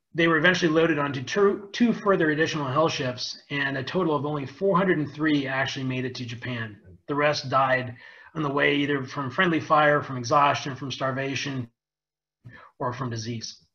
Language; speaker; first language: English; native; English